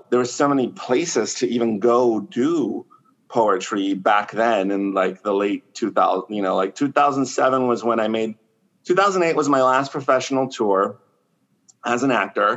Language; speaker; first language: English; non-native, fluent; Spanish